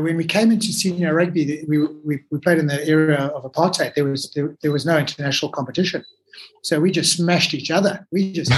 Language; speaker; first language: English; native; English